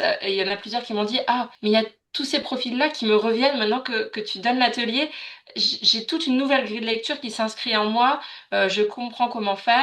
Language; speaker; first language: French; native; French